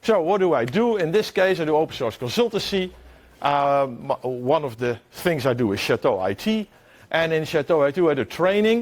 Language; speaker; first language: English; non-native, fluent; Dutch